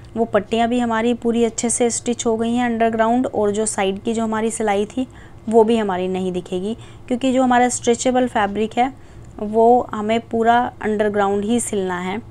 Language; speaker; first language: Hindi; native; Hindi